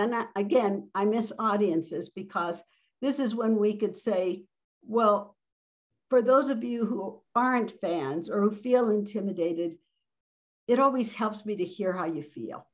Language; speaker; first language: English; early bilingual, other home language; Spanish